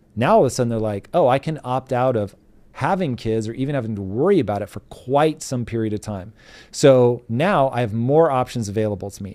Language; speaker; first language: English; native; English